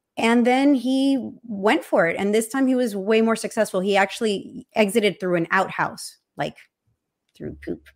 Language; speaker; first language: English; early bilingual, other home language; Spanish